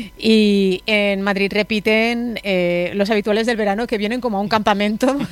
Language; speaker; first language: Spanish; native; Spanish